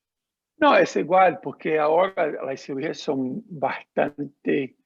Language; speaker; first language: Spanish; non-native, learner; Portuguese